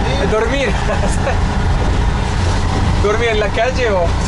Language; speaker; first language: Spanish; non-native, learner; French